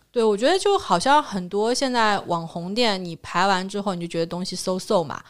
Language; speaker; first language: Chinese; native; Chinese